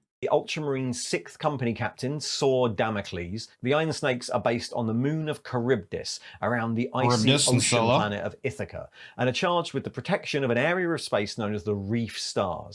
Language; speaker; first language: English; native; English